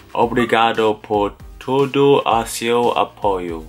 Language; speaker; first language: Portuguese; non-native, learner; English